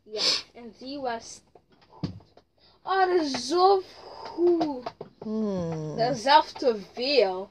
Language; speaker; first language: Dutch; early bilingual, other home language; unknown